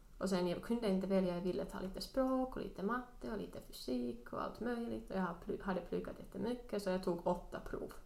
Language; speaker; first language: Swedish; non-native, local second language; Finnish